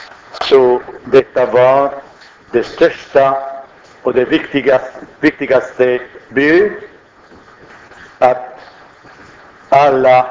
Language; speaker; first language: Swedish; non-native, fluent; Arabic